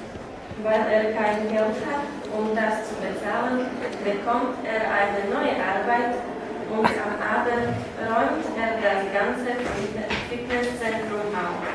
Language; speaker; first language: German; non-native, learner; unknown